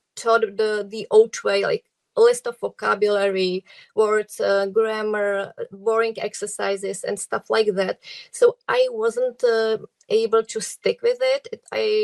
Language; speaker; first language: English; non-native, fluent; Czech